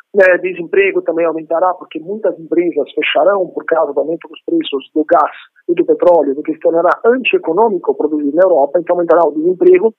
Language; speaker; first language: Portuguese; non-native, fluent; Italian